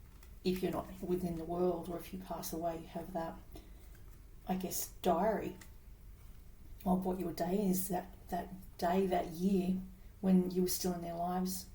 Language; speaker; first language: English; native; English